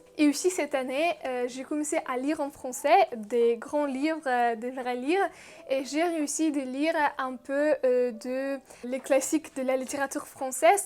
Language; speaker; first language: French; non-native, fluent; Russian